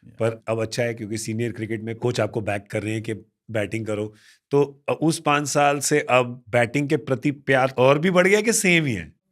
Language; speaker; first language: Hindi; native; Hindi